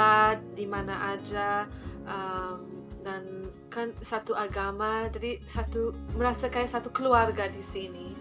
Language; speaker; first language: Indonesian; non-native, fluent; English